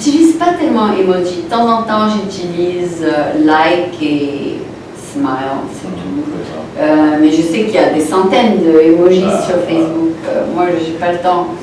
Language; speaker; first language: French; non-native, local second language; Arabic